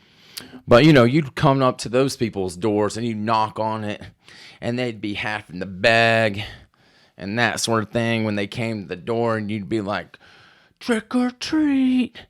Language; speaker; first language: English; native; English